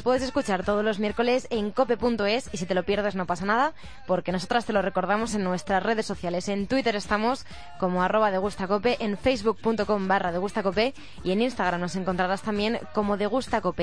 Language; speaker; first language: Spanish; native; Spanish